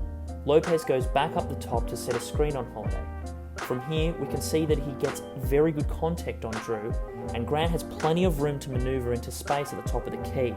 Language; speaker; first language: English; native; English